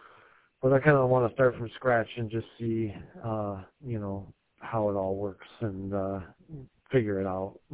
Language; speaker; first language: English; native; English